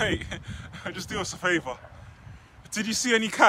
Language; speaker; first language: English; native; English